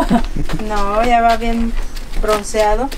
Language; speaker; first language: Spanish; native; Spanish